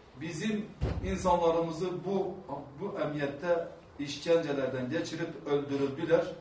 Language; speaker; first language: Turkish; non-native, local second language; Kurdish